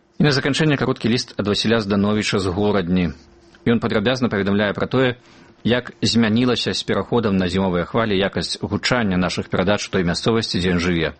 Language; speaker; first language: Belarusian; native; Belarusian